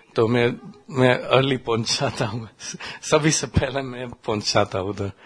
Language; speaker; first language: Hindi; non-native, learner; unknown